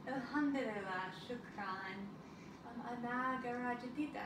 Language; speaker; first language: Arabic; non-native, learner; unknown